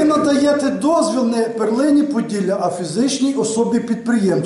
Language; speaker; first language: Ukrainian; native; Ukrainian